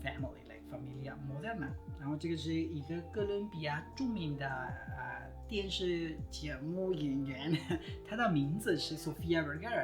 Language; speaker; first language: Chinese; non-native, fluent; Spanish